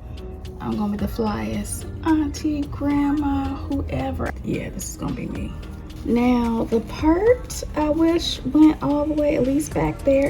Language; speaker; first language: English; native; English